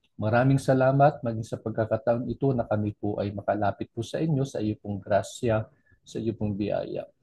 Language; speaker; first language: Filipino; non-native, local second language; Cebuano